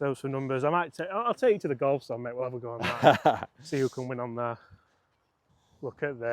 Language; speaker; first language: English; native; English